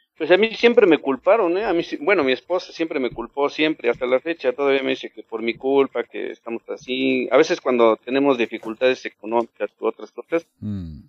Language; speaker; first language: Spanish; native; Spanish